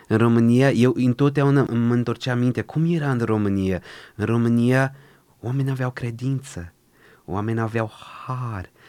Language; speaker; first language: Romanian; early bilingual, other home language; Portuguese